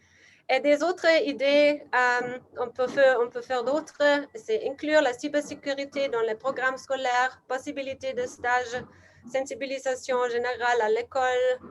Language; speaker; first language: French; non-native, learner; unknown